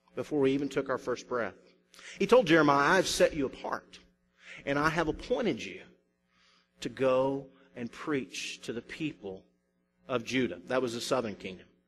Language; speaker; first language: English; native; English